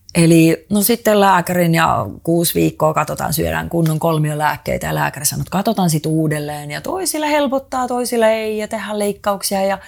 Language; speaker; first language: Finnish; non-native, fluent; Estonian